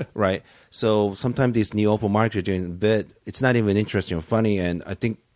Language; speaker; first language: English; early bilingual, other home language; Japanese